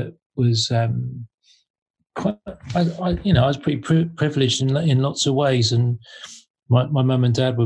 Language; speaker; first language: English; native; English